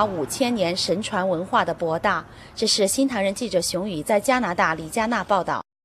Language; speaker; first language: Chinese; native; Chinese